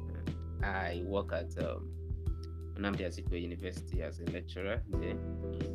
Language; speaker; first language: English; non-native, local second language; Yoruba